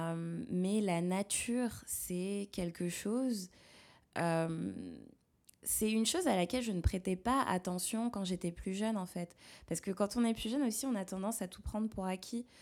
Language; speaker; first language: French; native; French